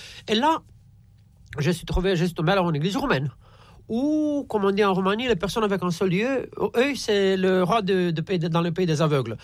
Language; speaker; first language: French; non-native, fluent; Romanian